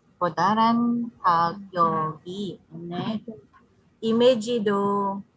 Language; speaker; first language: Korean; non-native, learner; English